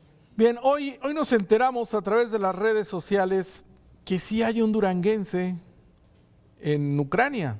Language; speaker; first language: Spanish; native; Spanish